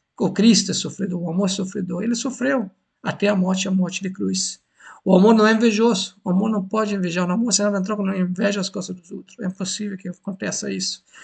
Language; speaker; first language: Portuguese; non-native, fluent; Italian